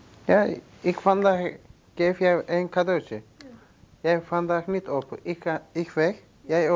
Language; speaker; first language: Dutch; non-native, learner; Turkish